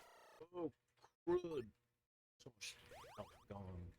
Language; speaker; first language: English; native; English